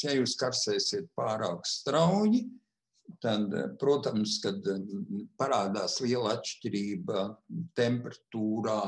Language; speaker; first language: Latvian; native; Latvian